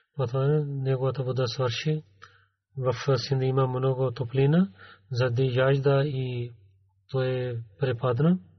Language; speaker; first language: Bulgarian; non-native, learner; Urdu